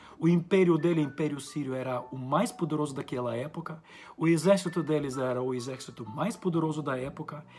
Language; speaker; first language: Portuguese; non-native, fluent; Ukrainian